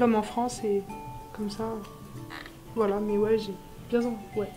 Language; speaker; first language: French; native; French